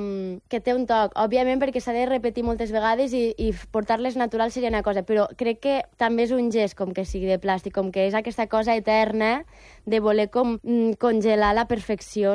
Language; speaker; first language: Catalan; native; Catalan